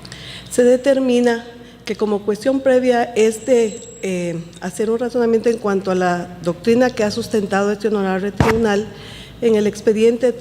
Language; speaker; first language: Spanish; native; Spanish